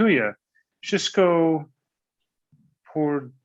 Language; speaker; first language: Polish; non-native, learner; English